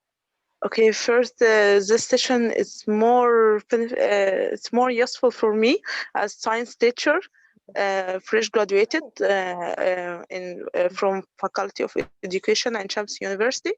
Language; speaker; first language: English; non-native, learner; Arabic